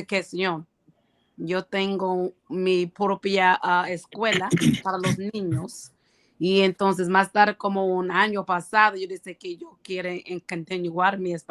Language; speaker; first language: Spanish; non-native, learner; English